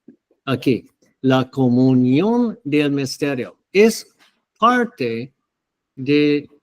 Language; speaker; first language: Spanish; non-native, fluent; English